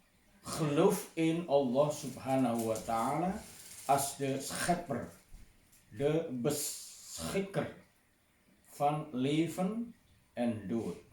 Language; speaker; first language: Dutch; non-native, fluent; Indonesian